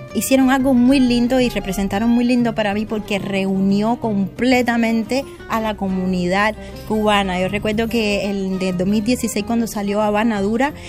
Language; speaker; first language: Spanish; native; Spanish